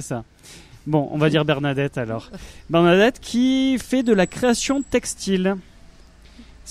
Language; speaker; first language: French; native; French